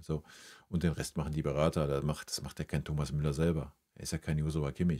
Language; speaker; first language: German; native; German